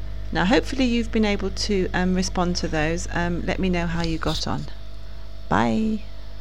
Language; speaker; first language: English; native; English